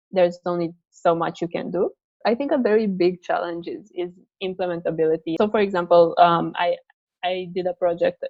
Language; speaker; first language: English; non-native, fluent; Romanian